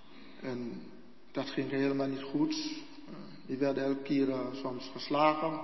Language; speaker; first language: Dutch; non-native, learner; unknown